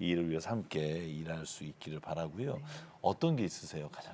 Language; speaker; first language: Korean; native; Korean